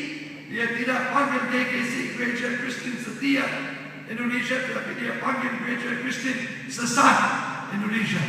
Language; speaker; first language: Indonesian; non-native, learner; English